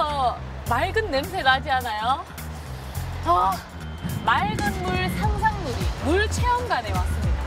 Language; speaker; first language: Korean; native; Korean